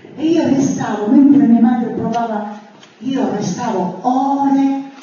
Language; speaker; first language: Italian; native; Italian